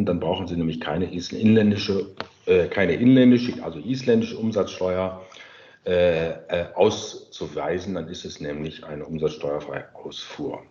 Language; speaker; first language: German; native; German